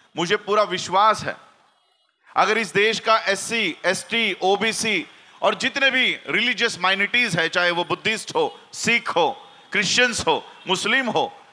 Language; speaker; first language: Hindi; native; Hindi